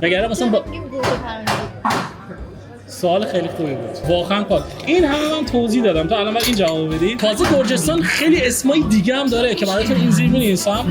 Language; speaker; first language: Persian; native; Persian